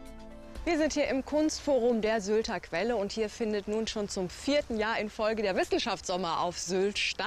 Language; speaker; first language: German; native; German